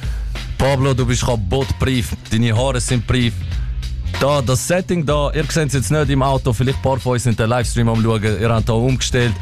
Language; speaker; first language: German; native; German